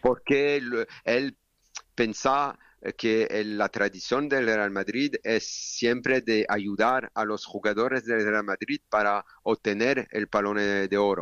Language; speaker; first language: Spanish; non-native, learner; French